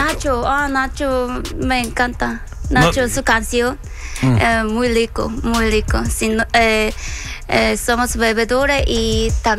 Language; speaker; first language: Spanish; non-native, learner; Korean